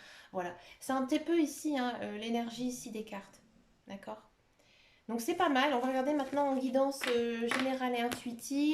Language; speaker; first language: French; native; French